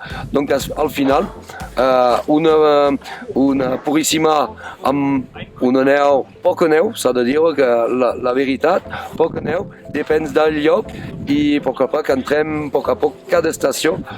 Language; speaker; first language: Catalan; non-native, fluent; French